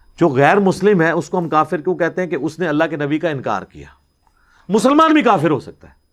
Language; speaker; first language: Urdu; non-native, local second language; Punjabi